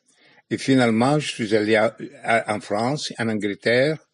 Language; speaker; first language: French; non-native, fluent; Arabic